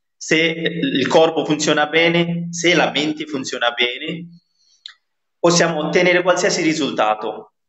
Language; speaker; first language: Italian; non-native, fluent; Nepali